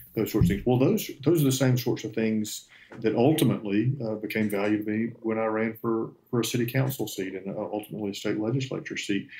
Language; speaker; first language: English; native; English